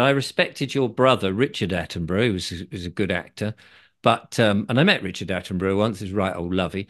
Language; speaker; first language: English; native; English